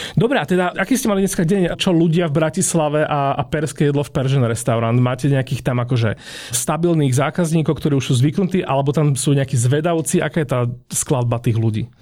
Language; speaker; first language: Slovak; native; Slovak